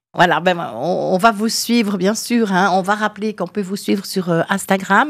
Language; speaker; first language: French; native; French